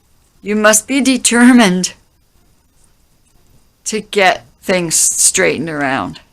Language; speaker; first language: English; native; English